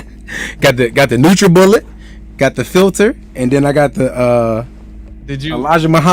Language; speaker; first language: English; native; English